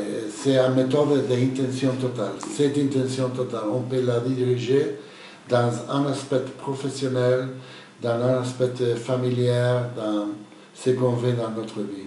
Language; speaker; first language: French; non-native, fluent; Spanish